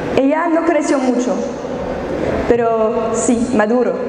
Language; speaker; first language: Spanish; non-native, fluent; French